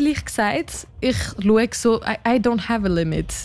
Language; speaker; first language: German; non-native, local second language; French